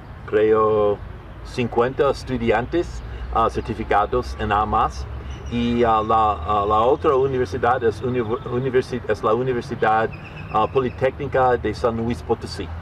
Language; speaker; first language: Spanish; non-native, learner; English